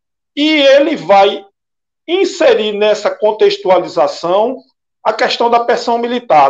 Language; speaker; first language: Portuguese; native; Portuguese